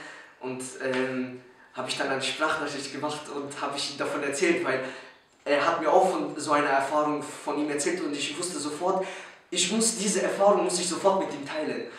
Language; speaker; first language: German; early bilingual, other home language; Polish